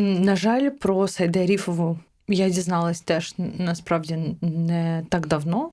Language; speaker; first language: Ukrainian; non-native, local second language; Crimean Tatar